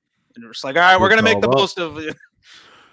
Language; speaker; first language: English; native; English